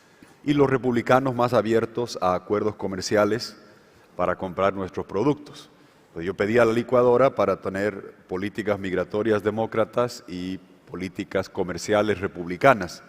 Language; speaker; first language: Spanish; native; Spanish